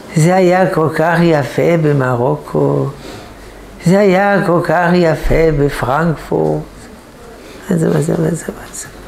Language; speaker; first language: Hebrew; non-native, fluent; French